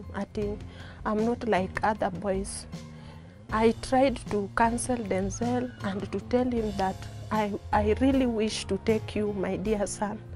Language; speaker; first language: English; non-native, local second language; Luo (Kenya and Tanzania)